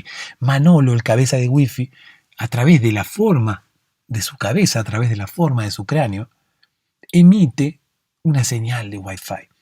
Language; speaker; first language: Spanish; native; Spanish